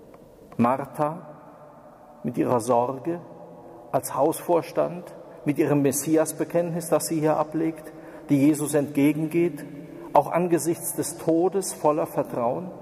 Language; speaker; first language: German; native; German